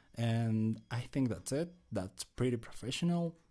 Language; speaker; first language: English; non-native, fluent; Spanish